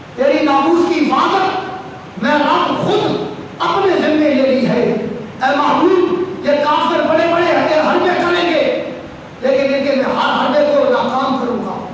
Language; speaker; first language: Urdu; non-native, local second language; Punjabi